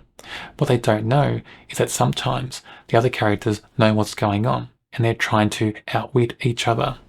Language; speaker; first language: English; native; English